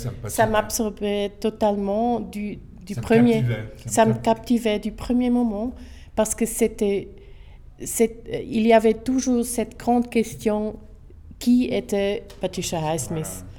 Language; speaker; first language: French; non-native, local second language; German